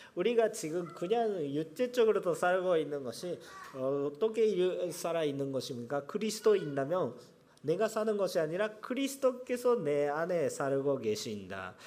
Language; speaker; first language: Korean; non-native, fluent; Japanese